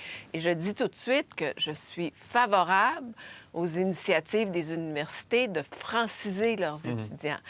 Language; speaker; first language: French; native; French